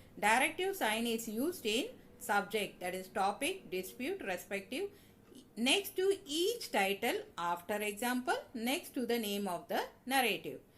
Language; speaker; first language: Hindi; non-native, local second language; Tamil